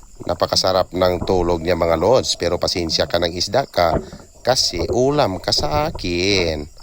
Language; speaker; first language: Filipino; non-native, local second language; Cebuano